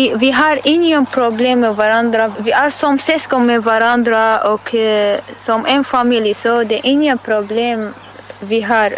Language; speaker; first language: Swedish; non-native, learner; Arabic